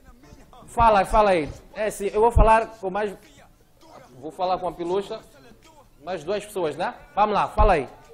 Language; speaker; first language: Portuguese; native; Portuguese